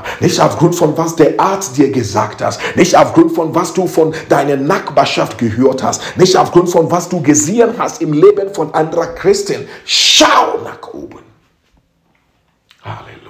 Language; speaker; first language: German; non-native, fluent; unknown